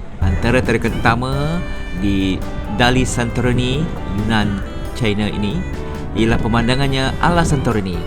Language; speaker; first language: Malay; native; Malay